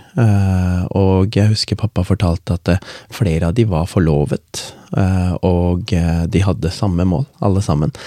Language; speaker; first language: Norwegian; non-native, local second language; Tamil